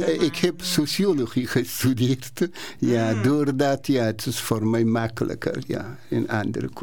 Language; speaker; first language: Dutch; non-native, learner; Persian